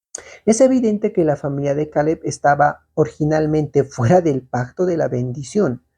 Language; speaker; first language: Spanish; native; Spanish